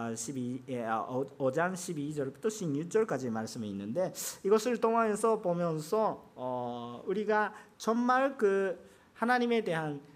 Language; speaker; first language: Korean; non-native, fluent; Japanese